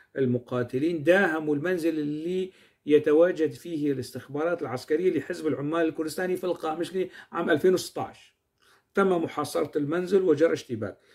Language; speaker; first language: Arabic; non-native, local second language; Kurdish